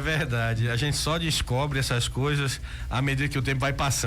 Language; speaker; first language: Portuguese; native; Portuguese